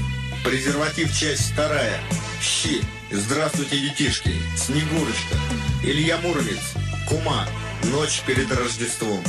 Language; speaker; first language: Russian; native; Russian